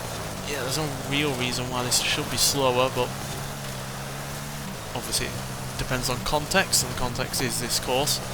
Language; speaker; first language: English; native; English